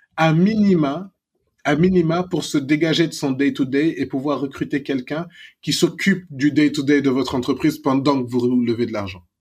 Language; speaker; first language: French; non-native, local second language; Wolof